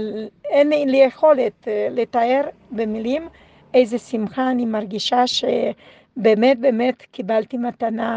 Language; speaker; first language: Hebrew; non-native, fluent; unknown